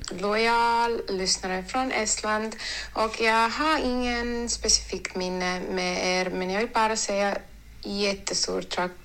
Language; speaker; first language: Swedish; non-native, learner; Estonian